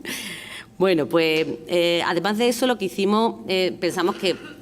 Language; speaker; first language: Spanish; native; Spanish